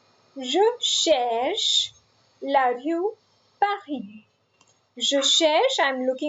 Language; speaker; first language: French; non-native, fluent; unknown